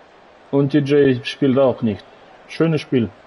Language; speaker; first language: German; non-native, learner; Russian